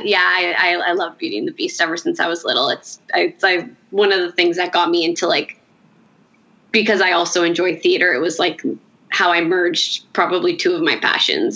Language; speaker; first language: English; native; English